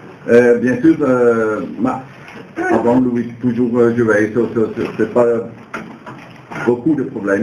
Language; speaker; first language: French; non-native, learner; Dutch